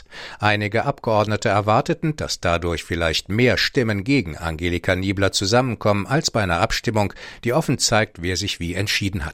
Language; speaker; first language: German; native; German